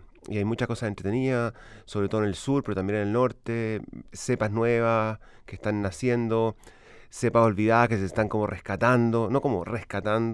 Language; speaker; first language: Spanish; native; Spanish